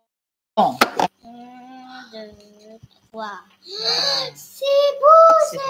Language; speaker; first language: French; non-native, learner; Thai